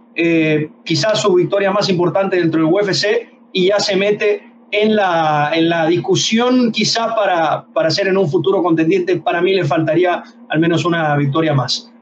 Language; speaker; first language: Spanish; native; Spanish